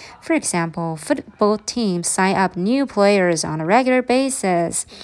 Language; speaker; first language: English; non-native, fluent; Chinese